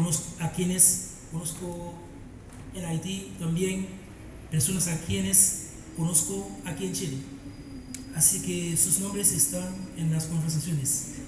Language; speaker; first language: Spanish; non-native, fluent; Haitian Creole